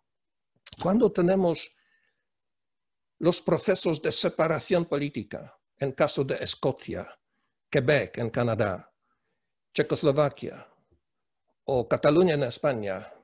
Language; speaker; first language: Spanish; non-native, fluent; Polish